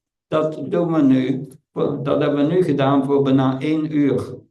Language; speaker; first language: Dutch; non-native, fluent; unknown